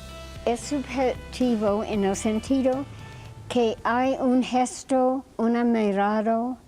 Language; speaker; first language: Spanish; non-native, fluent; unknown